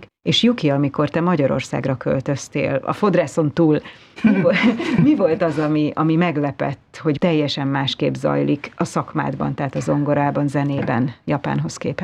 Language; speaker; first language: Hungarian; native; Hungarian